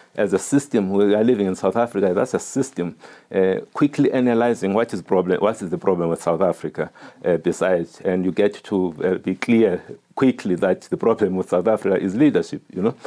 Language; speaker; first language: English; non-native, local second language; Xhosa